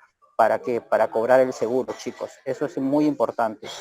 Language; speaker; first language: Spanish; native; Spanish